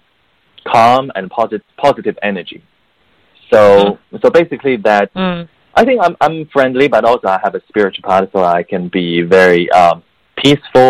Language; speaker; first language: English; non-native, fluent; Chinese